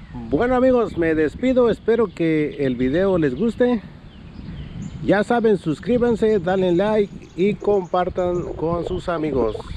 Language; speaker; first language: Spanish; native; Spanish